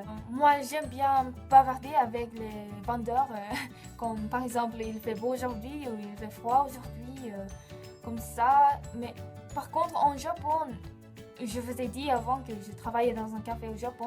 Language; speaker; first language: French; non-native, fluent; Japanese